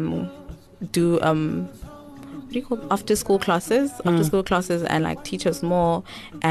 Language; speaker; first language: English; non-native, local second language; Xhosa